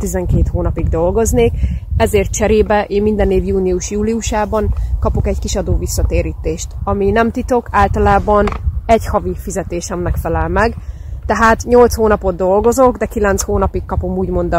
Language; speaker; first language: Hungarian; native; Hungarian